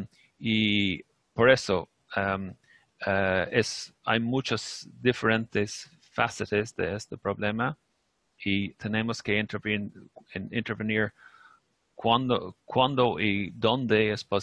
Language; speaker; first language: Spanish; non-native, fluent; English